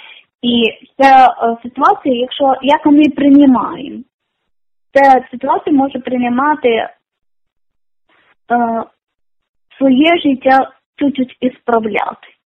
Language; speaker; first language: Ukrainian; non-native, learner; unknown